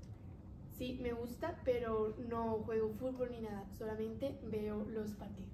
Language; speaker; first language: Spanish; native; Spanish